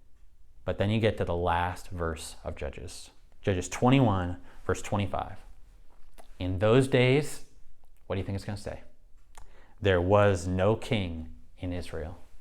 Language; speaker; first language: English; native; English